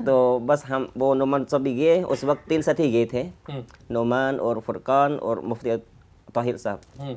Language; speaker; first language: Hindi; non-native, fluent; Khmer